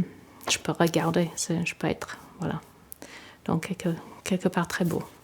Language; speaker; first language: French; non-native, fluent; English